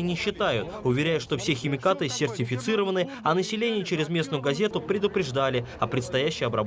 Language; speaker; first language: Russian; native; Russian